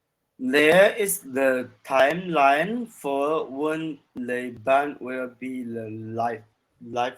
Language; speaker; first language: English; non-native, learner; Chinese